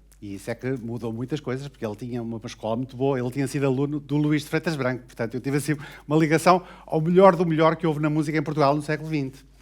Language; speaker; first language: Portuguese; native; Portuguese